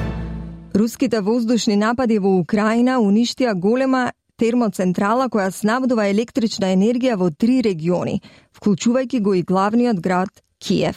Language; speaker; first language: Macedonian; native; Macedonian